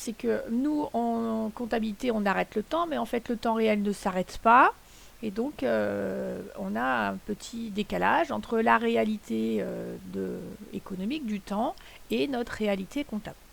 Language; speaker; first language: French; native; French